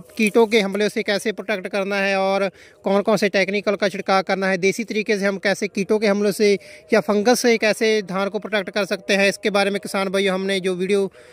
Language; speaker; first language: Hindi; non-native, local second language; Punjabi